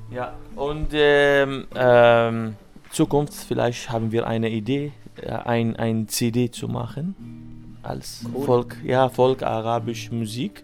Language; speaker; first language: German; non-native, learner; Arabic